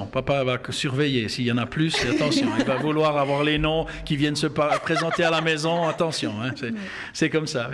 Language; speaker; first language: French; native; French